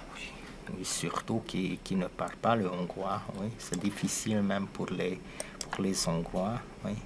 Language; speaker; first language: French; non-native, fluent; Hungarian